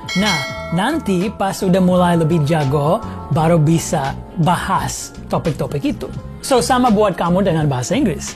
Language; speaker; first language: Indonesian; non-native, fluent; English